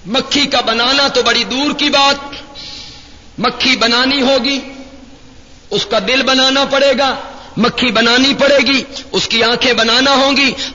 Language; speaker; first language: Urdu; non-native, local second language; Punjabi